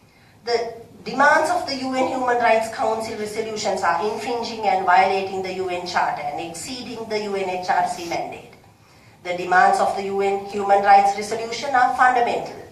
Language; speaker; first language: English; non-native, local second language; Sinhala